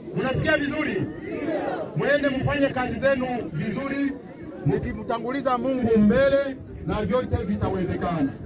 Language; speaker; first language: Swahili; native; Swahili